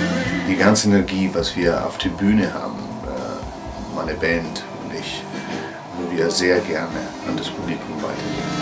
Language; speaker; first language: German; non-native, fluent; Italian